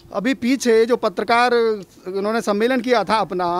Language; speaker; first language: Hindi; native; Hindi